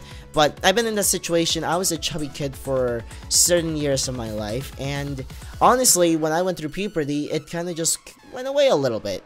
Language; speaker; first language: English; native; English